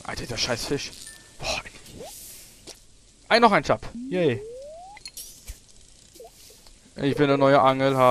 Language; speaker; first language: German; native; German